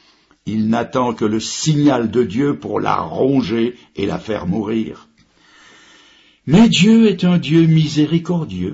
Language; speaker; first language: French; native; French